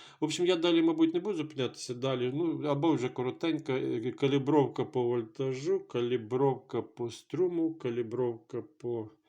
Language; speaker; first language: Ukrainian; non-native, local second language; Russian